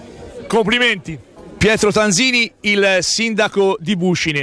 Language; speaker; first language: Italian; native; Italian